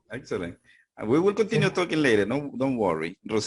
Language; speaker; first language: English; non-native, fluent; Spanish